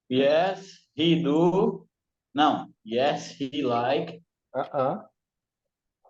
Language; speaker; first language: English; non-native, learner; Portuguese